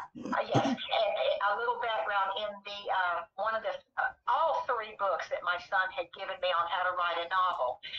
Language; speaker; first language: English; native; English